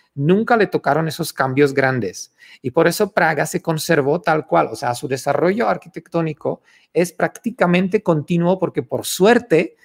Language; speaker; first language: Spanish; non-native, fluent; Czech